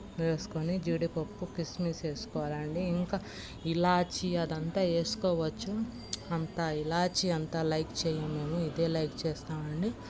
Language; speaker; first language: Telugu; non-native, local second language; Urdu